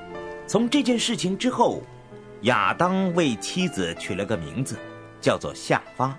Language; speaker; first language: Chinese; native; Chinese